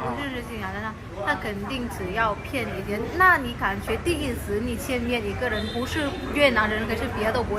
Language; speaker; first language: Chinese; non-native, learner; Vietnamese